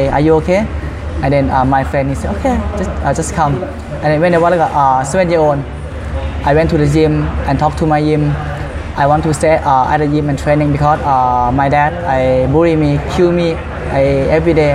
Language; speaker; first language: English; non-native, learner; Thai